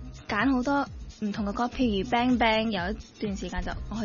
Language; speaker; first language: Cantonese; early bilingual, heritage; Cantonese